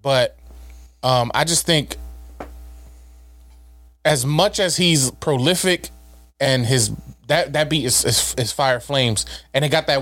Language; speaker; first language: English; native; English